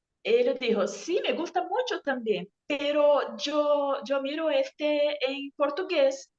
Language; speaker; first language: Spanish; non-native, learner; Portuguese